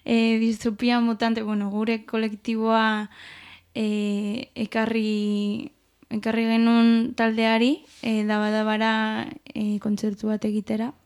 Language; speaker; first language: Basque; non-native, local second language; Spanish